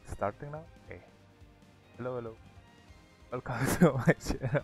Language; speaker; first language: English; non-native, learner; Indonesian